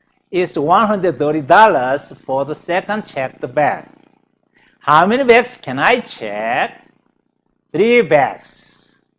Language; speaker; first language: English; non-native, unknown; Korean